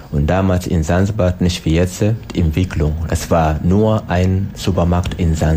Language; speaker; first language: German; non-native, learner; Swahili